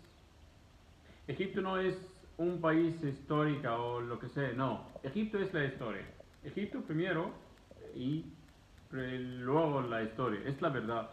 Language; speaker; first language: Spanish; non-native, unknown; Arabic